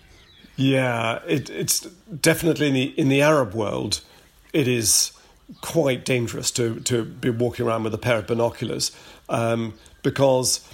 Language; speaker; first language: English; native; English